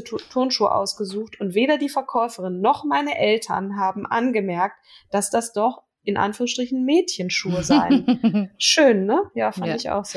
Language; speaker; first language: German; native; German